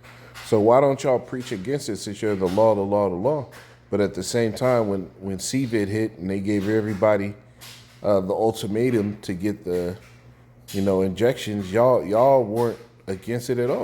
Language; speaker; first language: English; native; English